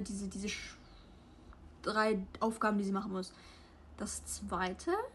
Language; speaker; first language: German; native; German